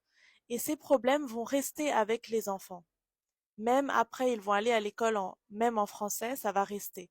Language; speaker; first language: French; native; French